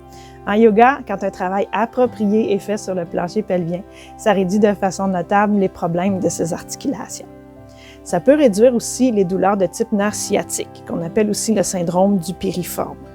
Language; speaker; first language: French; native; French